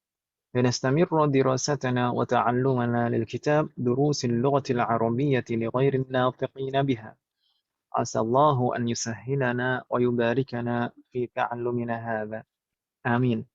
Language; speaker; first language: Arabic; non-native, fluent; Indonesian